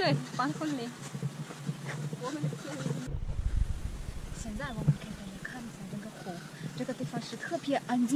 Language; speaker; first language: Chinese; non-native, learner; Russian